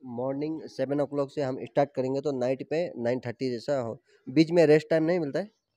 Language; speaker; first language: Hindi; non-native, local second language; Bangla